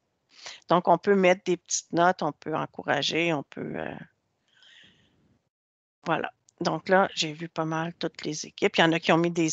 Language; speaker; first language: French; native; French